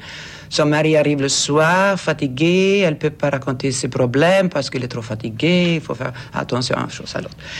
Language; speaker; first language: French; non-native, fluent; Swedish